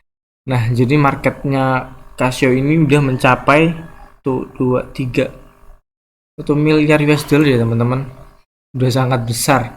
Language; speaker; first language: Indonesian; native; Indonesian